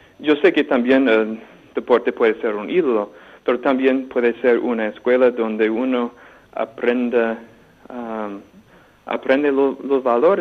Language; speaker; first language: Spanish; non-native, fluent; English